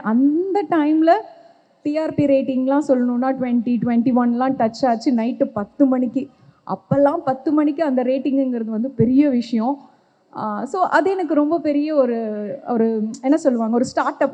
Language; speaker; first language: Tamil; native; Tamil